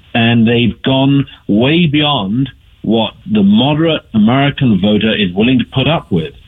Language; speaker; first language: English; native; English